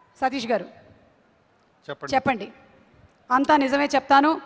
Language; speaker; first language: Telugu; native; Telugu